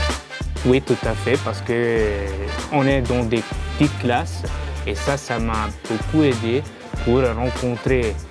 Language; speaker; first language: French; non-native, fluent; Italian